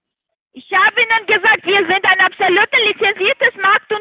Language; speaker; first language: German; non-native, learner; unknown